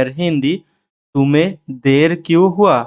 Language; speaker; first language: Hindi; non-native, learner; Bangla